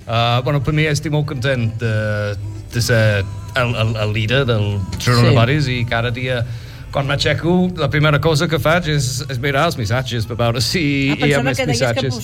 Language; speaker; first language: Catalan; non-native, fluent; English